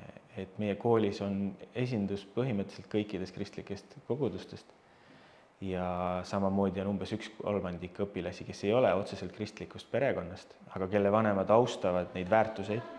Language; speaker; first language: Estonian; native; Estonian